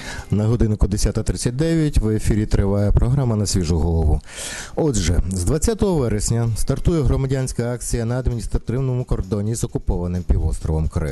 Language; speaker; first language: Ukrainian; native; Ukrainian